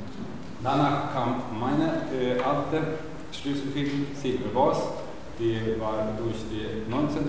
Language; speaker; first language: German; non-native, learner; Swedish